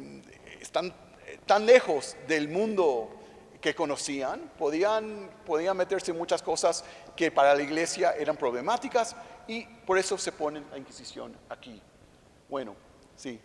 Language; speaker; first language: Spanish; non-native, fluent; English